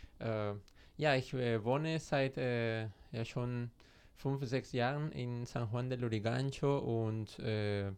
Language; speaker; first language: German; non-native, fluent; Spanish